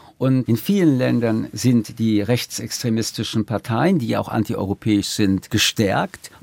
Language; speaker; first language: German; early bilingual, other home language; French